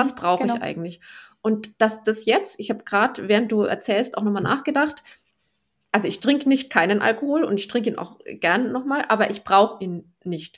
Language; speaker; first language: German; native; German